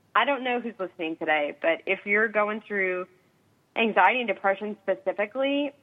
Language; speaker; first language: English; native; English